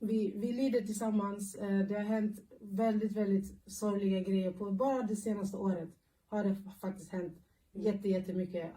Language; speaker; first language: Swedish; early bilingual, other home language; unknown